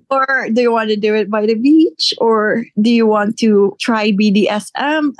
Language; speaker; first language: English; non-native, local second language; Filipino